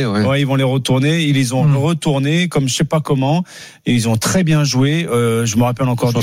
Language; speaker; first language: French; native; French